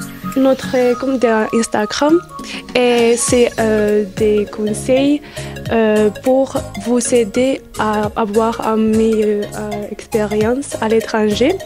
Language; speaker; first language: French; non-native, learner; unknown